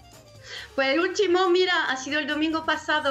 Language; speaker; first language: Spanish; non-native, fluent; French